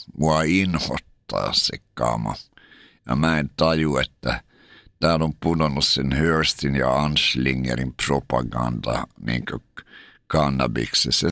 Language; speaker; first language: Finnish; native; Finnish